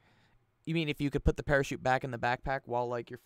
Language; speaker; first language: English; native; English